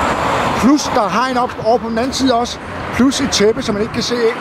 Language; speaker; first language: Danish; native; Danish